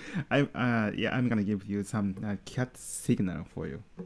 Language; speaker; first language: English; non-native, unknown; Japanese